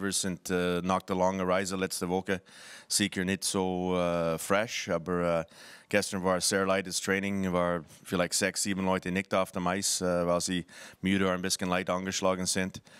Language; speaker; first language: German; non-native, fluent; English